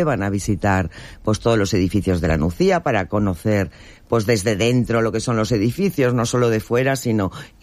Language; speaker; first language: Spanish; native; Spanish